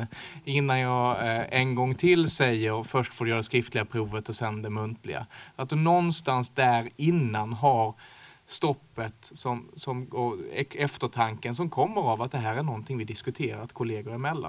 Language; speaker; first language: Swedish; native; Swedish